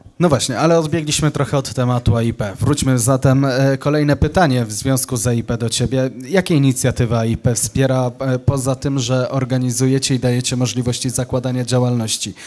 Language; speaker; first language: Polish; native; Polish